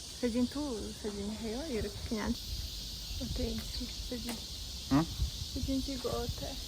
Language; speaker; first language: Korean; non-native, learner; Ukrainian